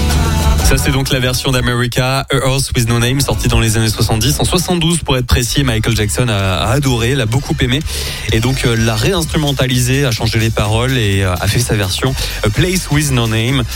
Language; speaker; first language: French; native; French